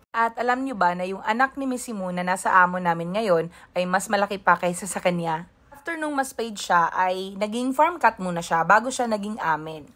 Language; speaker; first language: Filipino; non-native, local second language; Cebuano